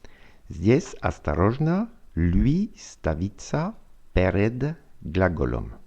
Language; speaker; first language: Russian; non-native, fluent; French